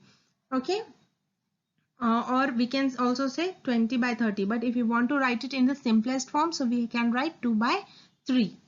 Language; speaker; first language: English; non-native, local second language; Hindi